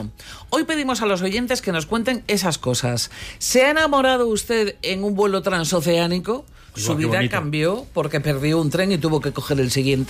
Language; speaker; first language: Spanish; native; Spanish